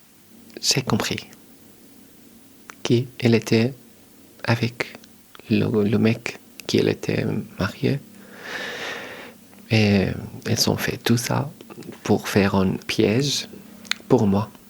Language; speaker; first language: French; early bilingual, other home language; Arabic